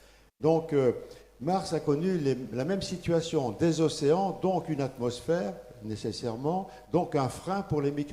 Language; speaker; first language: French; native; French